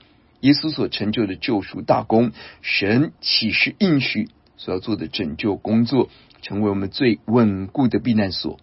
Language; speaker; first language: Chinese; native; Chinese